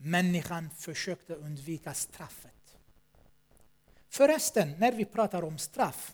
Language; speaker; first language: Swedish; non-native, fluent; Armenian